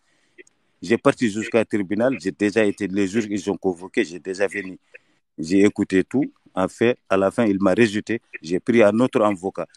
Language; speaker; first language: French; non-native, learner; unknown